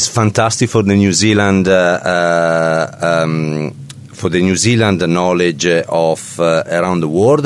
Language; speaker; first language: English; non-native, fluent; Italian